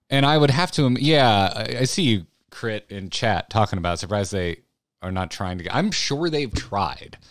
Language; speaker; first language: English; native; English